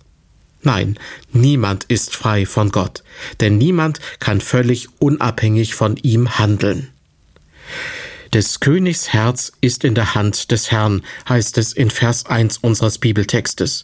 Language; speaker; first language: German; native; German